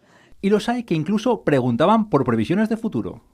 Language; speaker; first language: Spanish; native; Spanish